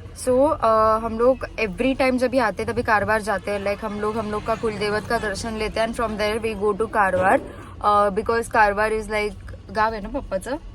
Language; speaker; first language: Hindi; non-native, local second language; Marathi